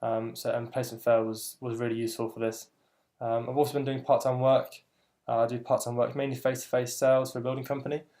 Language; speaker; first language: English; native; English